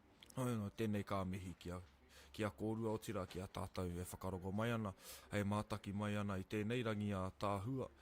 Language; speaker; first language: Māori; non-native, local second language; English